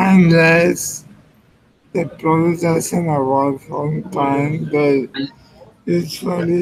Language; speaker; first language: English; non-native, learner; Spanish